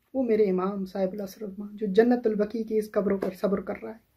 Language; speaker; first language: Urdu; non-native, local second language; Sindhi